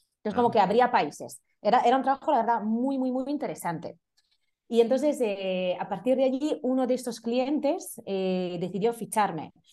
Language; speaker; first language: Spanish; non-native, fluent; Italian